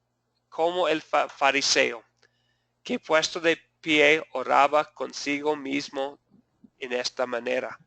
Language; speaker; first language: Spanish; non-native, fluent; English